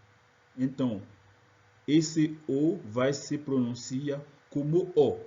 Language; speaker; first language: Portuguese; non-native, fluent; French